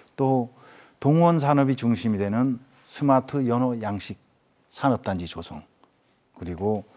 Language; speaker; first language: Korean; native; Korean